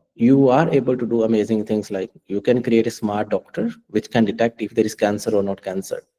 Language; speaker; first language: English; non-native, local second language; Punjabi